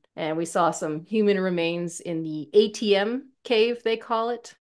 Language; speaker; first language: English; native; English